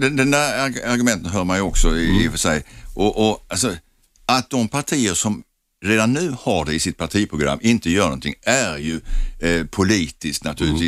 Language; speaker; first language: Swedish; native; Swedish